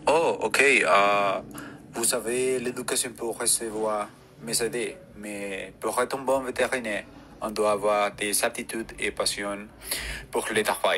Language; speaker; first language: French; non-native, learner; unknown